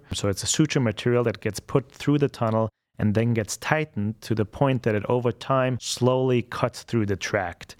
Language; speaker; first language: English; non-native, fluent; German